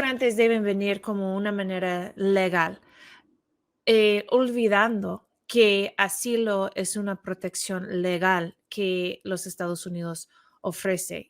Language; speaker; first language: Spanish; non-native, fluent; English